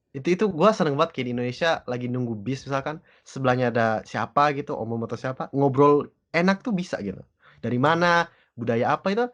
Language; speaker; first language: Indonesian; early bilingual, other home language; English